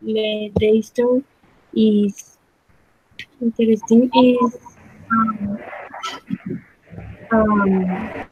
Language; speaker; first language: English; non-native, learner; Spanish